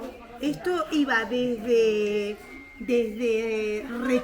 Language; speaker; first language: Spanish; native; Spanish